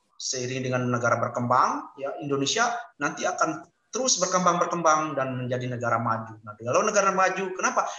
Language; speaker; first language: Indonesian; native; Indonesian